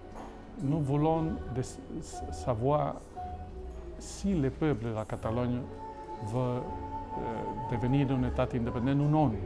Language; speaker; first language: French; non-native, fluent; Catalan